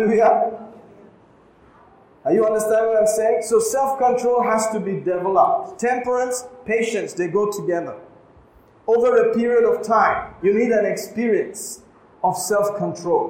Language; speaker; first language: English; non-native, local second language; Malayalam